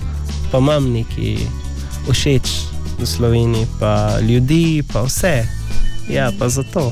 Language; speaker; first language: Slovenian; non-native, learner; Arabic